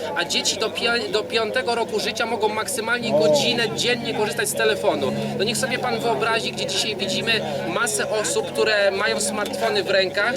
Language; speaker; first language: Polish; native; Polish